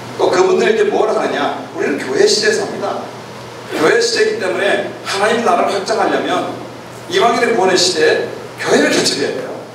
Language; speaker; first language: Korean; native; Korean